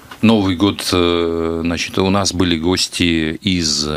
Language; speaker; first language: Russian; native; Russian